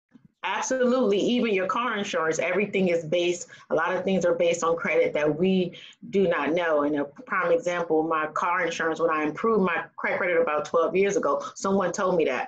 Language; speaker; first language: English; native; English